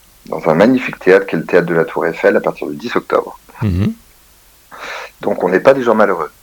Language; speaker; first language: French; native; French